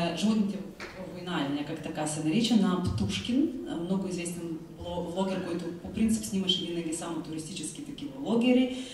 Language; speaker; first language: Bulgarian; early bilingual, heritage; Bulgarian